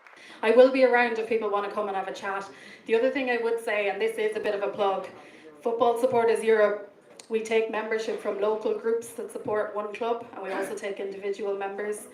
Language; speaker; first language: English; native; English